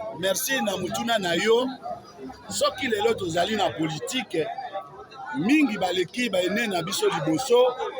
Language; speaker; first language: Lingala; native; Lingala